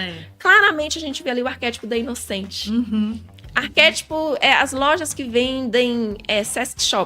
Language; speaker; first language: Portuguese; native; Portuguese